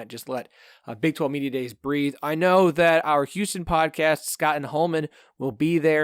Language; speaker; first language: English; native; English